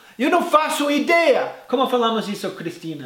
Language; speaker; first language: Portuguese; non-native, fluent; English